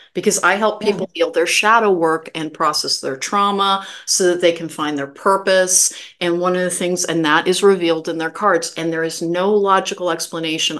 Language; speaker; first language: English; native; English